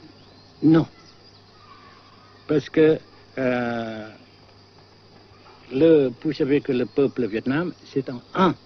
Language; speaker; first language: French; non-native, fluent; Vietnamese